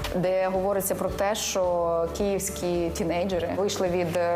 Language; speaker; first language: Ukrainian; native; Ukrainian